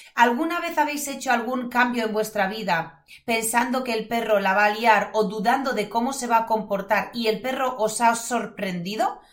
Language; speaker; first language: Spanish; non-native, fluent; Polish